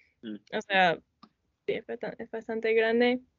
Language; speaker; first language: Spanish; non-native, learner; English